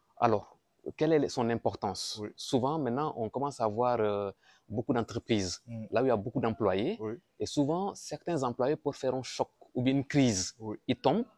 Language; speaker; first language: French; non-native, local second language; Wolof